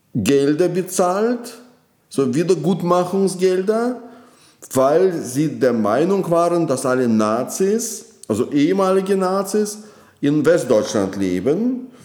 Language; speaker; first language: German; non-native, fluent; Russian